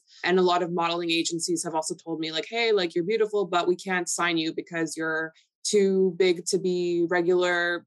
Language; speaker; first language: English; early bilingual, other home language; Polish